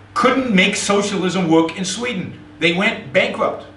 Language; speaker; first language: English; non-native, fluent; Hebrew